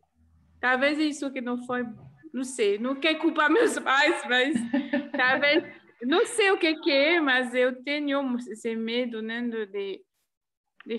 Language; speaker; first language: Portuguese; non-native, fluent; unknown